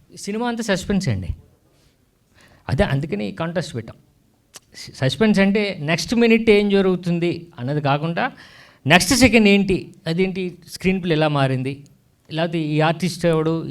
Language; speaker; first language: Telugu; native; Telugu